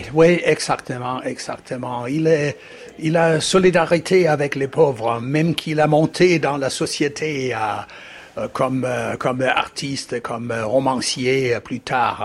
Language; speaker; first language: French; non-native, fluent; Danish